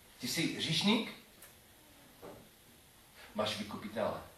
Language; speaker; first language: Czech; non-native, learner; English